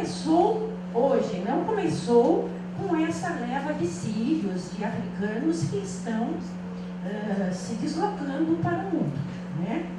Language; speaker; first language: Portuguese; native; Portuguese